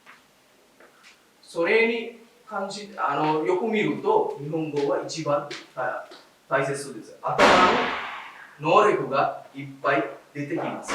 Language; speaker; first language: Japanese; non-native, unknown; Sinhala